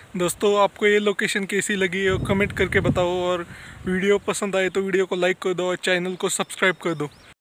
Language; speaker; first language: Hindi; non-native, local second language; Marathi